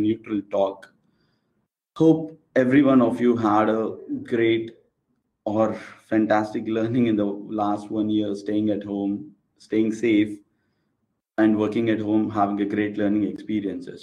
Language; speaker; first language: English; non-native, local second language; Telugu